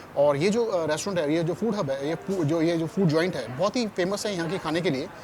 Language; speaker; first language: Hindi; native; Hindi